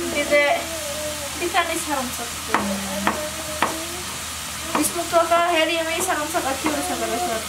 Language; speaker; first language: Turkish; non-native, learner; Indonesian